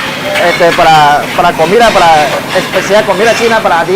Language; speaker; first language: Spanish; non-native, fluent; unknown